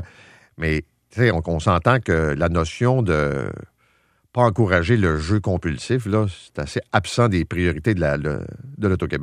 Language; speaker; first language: French; native; French